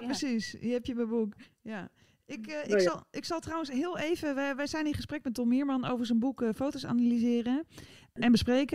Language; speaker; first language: Dutch; native; Dutch